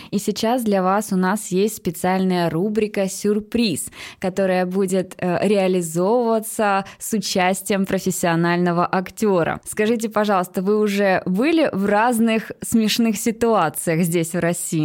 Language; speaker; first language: Russian; native; Russian